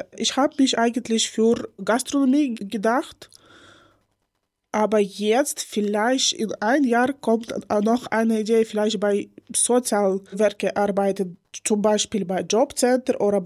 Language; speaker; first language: German; non-native, learner; Ukrainian